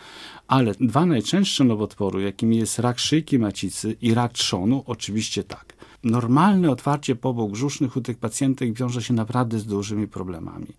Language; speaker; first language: Polish; native; Polish